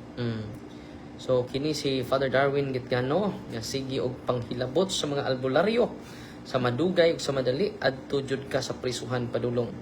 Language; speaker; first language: Filipino; native; Filipino